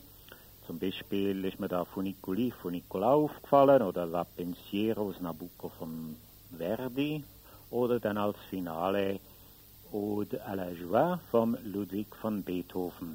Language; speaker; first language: German; native; German